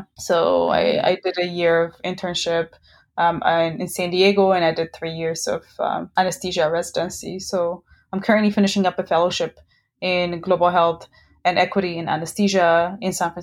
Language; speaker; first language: English; non-native, fluent; Amharic